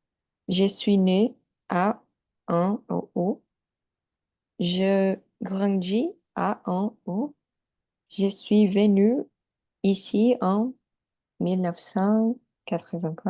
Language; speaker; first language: French; non-native, learner; Portuguese